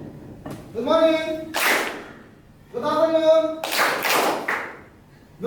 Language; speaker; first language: English; non-native, learner; Indonesian